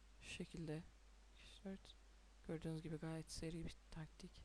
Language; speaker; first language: Turkish; native; Turkish